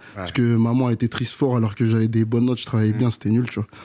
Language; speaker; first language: French; native; French